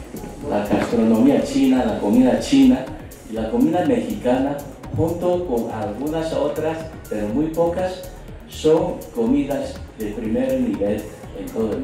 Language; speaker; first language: Spanish; non-native, fluent; Chinese